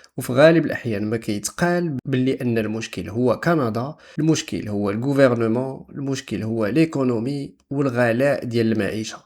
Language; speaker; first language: Arabic; native; Arabic